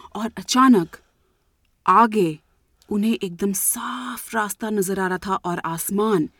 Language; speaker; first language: Hindi; native; Hindi